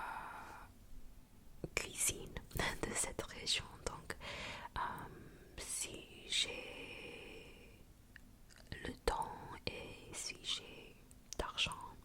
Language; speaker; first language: French; non-native, fluent; Japanese